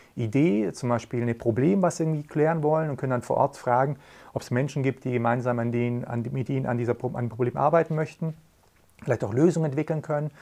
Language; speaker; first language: German; native; German